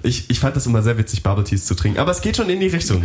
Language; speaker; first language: German; native; German